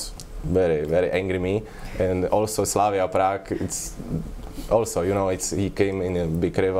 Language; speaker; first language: English; non-native, learner; Czech